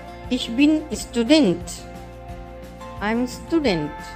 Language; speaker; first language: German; non-native, fluent; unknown